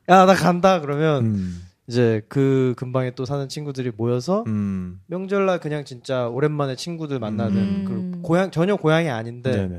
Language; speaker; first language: Korean; native; Korean